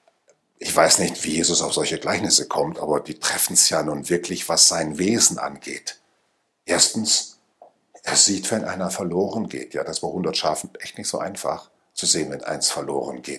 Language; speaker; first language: German; native; German